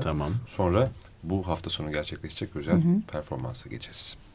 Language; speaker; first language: Turkish; native; Turkish